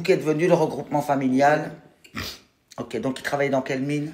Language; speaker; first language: French; native; French